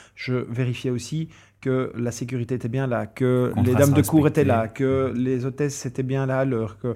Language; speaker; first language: French; non-native, fluent; English